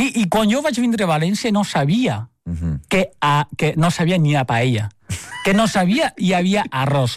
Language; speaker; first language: Catalan; non-native, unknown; Chinese